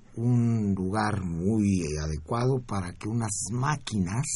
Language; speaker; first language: Spanish; native; Spanish